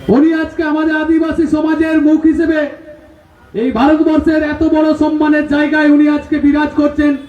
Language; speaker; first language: Bangla; native; Bangla